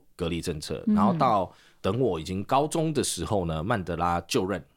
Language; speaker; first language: Chinese; early bilingual, heritage; Chinese